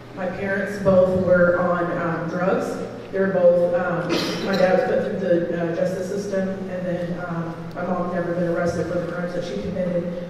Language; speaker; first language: English; native; English